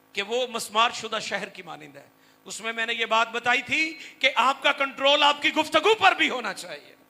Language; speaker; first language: Hindi; non-native, local second language; Punjabi